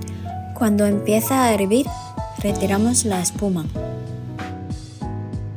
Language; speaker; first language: Spanish; non-native, fluent; Japanese